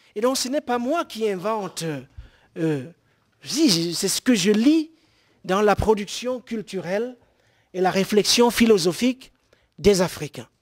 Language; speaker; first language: French; non-native, local second language; Basaa